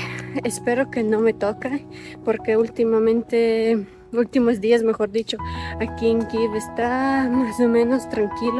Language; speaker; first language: Spanish; non-native, fluent; Ukrainian